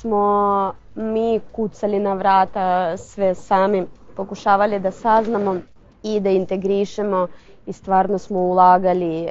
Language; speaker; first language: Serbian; non-native, fluent; Russian